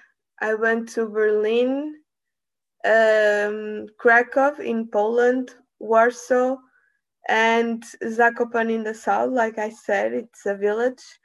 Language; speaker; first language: English; non-native, learner; Portuguese